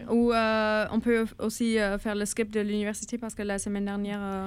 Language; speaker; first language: French; non-native, fluent; German